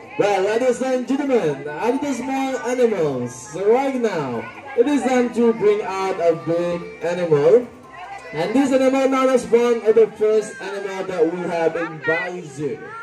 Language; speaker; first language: English; non-native, fluent; Indonesian